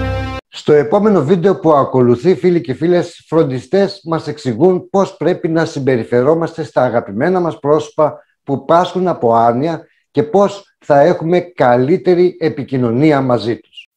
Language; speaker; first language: Greek; native; Greek